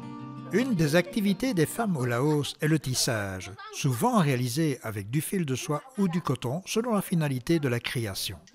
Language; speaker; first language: French; native; French